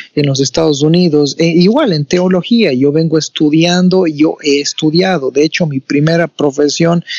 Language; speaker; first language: Spanish; native; Spanish